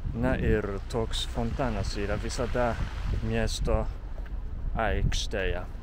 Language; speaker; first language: Lithuanian; non-native, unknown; Japanese